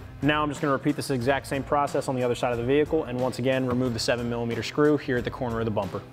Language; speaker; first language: English; native; English